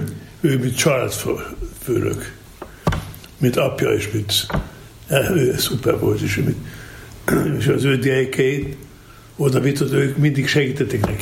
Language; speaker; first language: Hungarian; non-native, learner; German